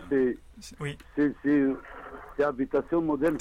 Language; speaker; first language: French; non-native, learner; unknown